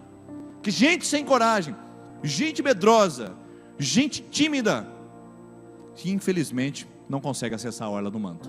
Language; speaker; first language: Portuguese; native; Portuguese